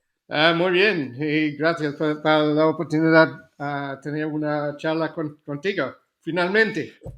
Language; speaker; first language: Spanish; non-native, fluent; English